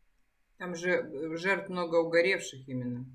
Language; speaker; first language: Russian; native; Russian